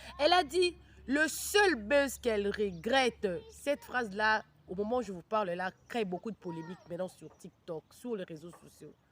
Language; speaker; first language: French; non-native, local second language; Lingala